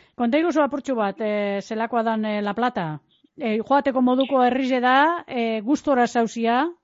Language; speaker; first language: Basque; native; Basque